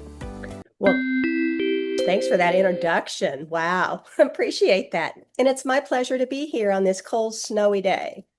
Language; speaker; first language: English; native; English